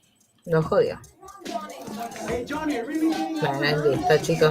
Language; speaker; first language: Spanish; native; Spanish